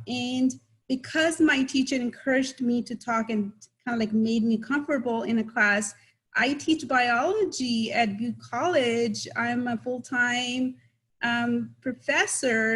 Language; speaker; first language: English; non-native, local second language; Punjabi